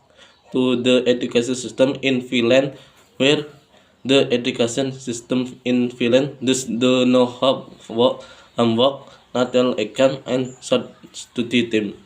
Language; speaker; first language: English; non-native, learner; Indonesian